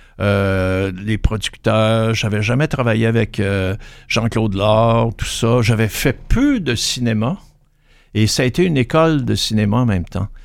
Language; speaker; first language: French; native; French